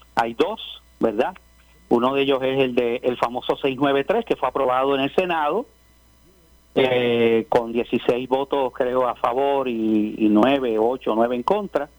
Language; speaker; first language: Spanish; native; Spanish